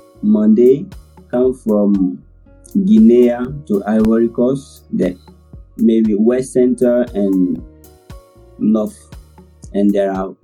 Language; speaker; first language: English; non-native, learner; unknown